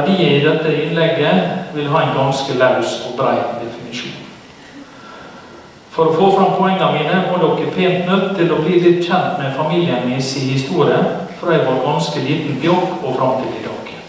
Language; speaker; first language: Norwegian; native; Norwegian